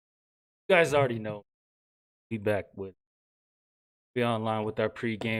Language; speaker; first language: English; native; English